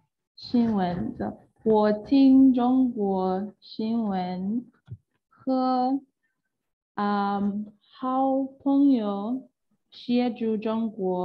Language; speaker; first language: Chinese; non-native, learner; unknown